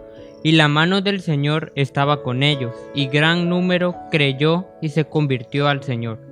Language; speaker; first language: Spanish; native; Spanish